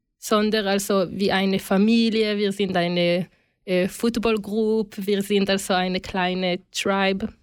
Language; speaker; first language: German; non-native, learner; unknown